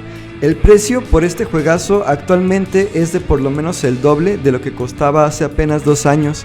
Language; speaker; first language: Spanish; native; Spanish